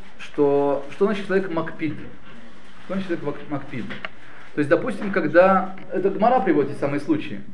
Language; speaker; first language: Russian; early bilingual, heritage; Russian